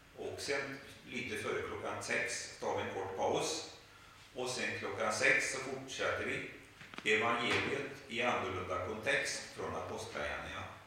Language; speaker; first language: Swedish; native; Swedish